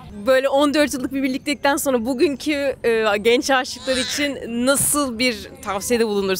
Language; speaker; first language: Turkish; native; Turkish